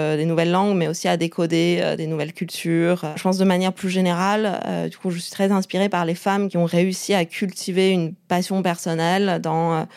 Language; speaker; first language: French; non-native, fluent; Chinese